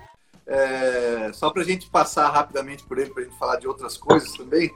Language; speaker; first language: Portuguese; native; Portuguese